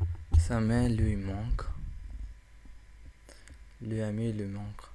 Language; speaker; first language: French; non-native, learner; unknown